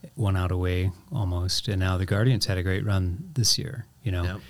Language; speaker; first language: English; native; English